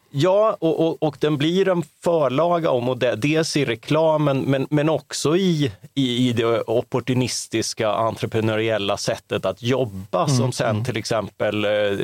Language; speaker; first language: Swedish; native; Swedish